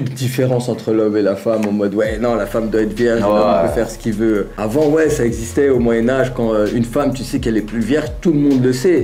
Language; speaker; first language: French; early bilingual, other home language; Arabic